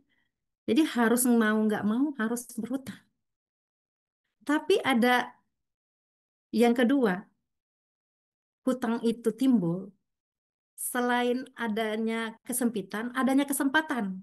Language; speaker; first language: Indonesian; native; Indonesian